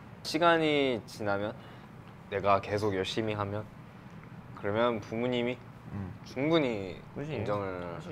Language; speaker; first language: Korean; non-native, fluent; English